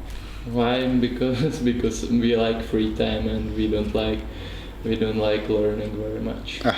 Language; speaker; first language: English; non-native, learner; Czech